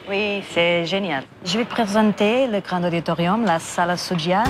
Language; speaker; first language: French; non-native, fluent; Portuguese